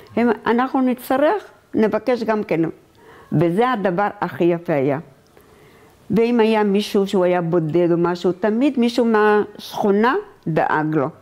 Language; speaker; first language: Hebrew; native; Hebrew